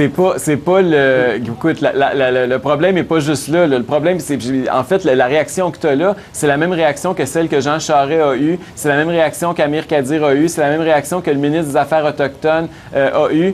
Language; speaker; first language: French; native; French